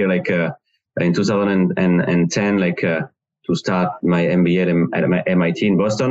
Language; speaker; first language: English; non-native, fluent; French